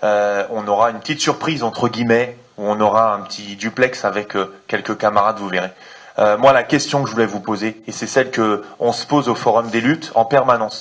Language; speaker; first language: French; native; French